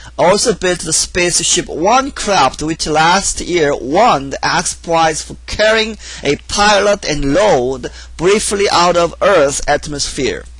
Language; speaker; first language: English; non-native, fluent; Korean